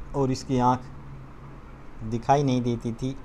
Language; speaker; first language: Hindi; non-native, local second language; Marathi